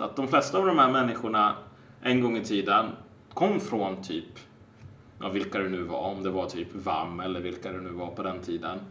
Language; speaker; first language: Swedish; native; Swedish